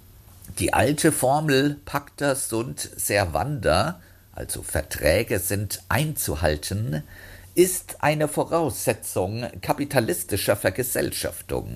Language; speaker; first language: German; native; German